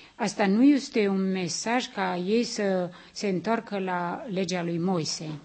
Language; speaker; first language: Romanian; native; Romanian